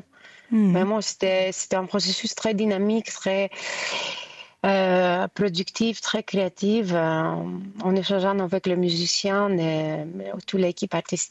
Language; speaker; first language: French; non-native, fluent; Greek